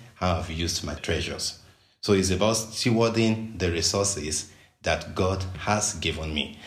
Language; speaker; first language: English; non-native, local second language; Yoruba